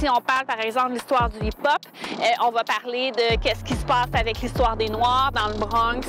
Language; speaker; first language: French; native; French